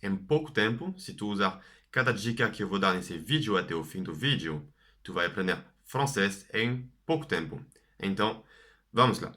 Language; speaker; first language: Portuguese; non-native, fluent; French